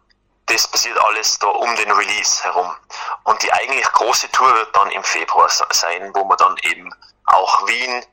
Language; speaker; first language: German; native; German